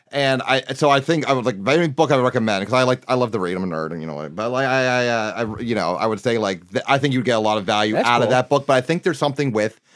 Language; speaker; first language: English; native; English